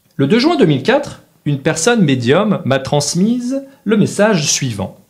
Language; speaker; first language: French; native; French